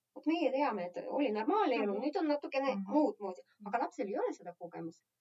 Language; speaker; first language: Estonian; non-native, local second language; Russian